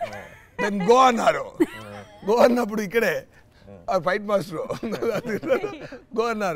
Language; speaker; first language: Telugu; non-native, fluent; Tamil